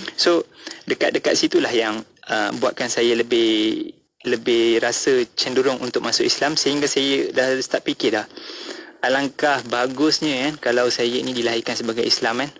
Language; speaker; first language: Malay; non-native, local second language; Tamil